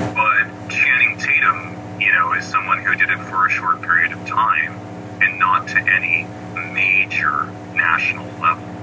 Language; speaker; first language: English; native; English